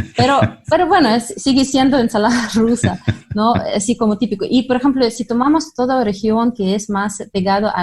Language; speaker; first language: Spanish; non-native, fluent; Russian